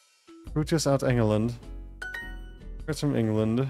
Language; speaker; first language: Dutch; non-native, learner; English